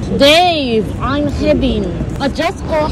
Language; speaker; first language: English; non-native, learner; Korean